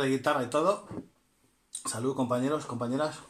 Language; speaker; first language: Spanish; native; Spanish